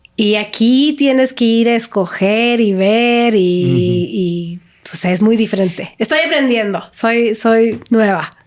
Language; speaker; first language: Spanish; non-native, fluent; Swedish